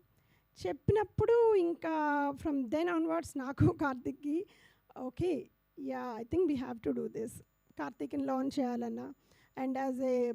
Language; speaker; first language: Telugu; native; Telugu